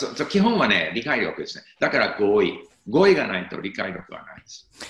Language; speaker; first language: Japanese; non-native, fluent; English